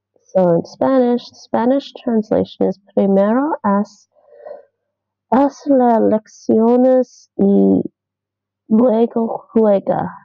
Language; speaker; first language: Spanish; non-native, learner; English